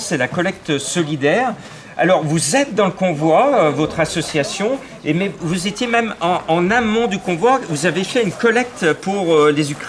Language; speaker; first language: French; native; French